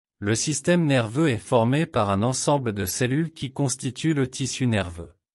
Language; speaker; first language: French; non-native, local second language; Wolof